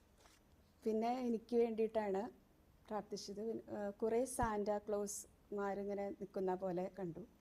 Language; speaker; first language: Malayalam; native; Malayalam